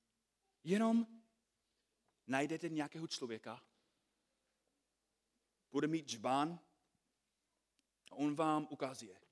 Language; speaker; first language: Czech; non-native, fluent; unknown